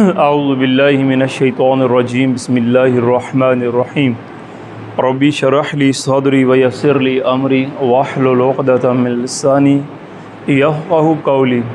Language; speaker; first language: Urdu; native; Urdu